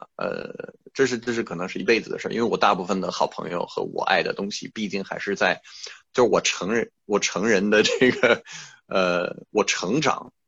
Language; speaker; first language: Chinese; non-native, fluent; French